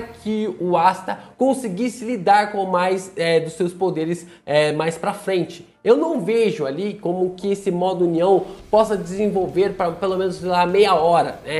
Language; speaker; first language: Portuguese; native; Portuguese